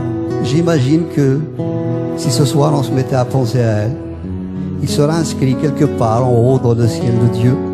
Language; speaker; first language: French; non-native, local second language; Kabyle